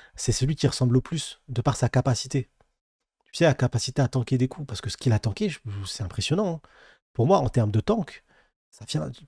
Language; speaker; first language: French; native; French